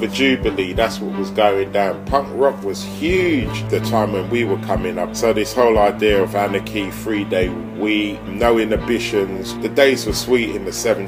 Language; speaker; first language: English; native; English